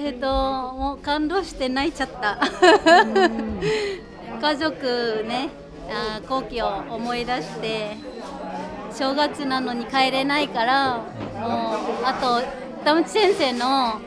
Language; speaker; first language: Japanese; non-native, fluent; Vietnamese